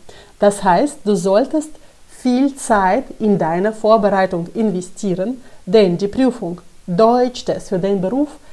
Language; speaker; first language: German; non-native, fluent; Russian